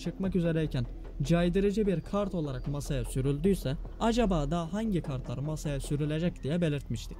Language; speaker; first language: Turkish; native; Turkish